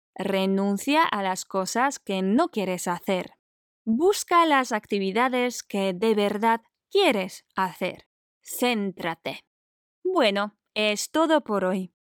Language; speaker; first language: Spanish; non-native, fluent; Polish